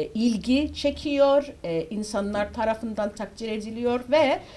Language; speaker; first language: Turkish; early bilingual, heritage; Turkish